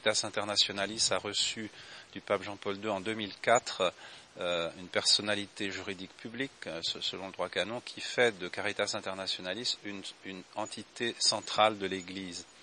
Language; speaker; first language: French; native; French